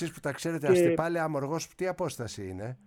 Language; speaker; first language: Greek; native; Greek